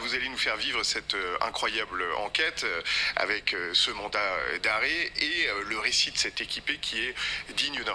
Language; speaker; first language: French; native; French